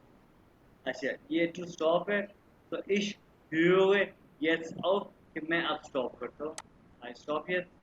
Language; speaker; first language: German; non-native, fluent; Urdu